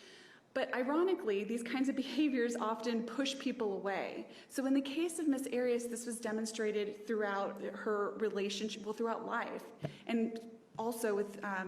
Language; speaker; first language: English; native; English